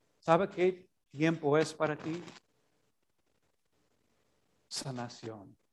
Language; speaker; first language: Spanish; non-native, fluent; English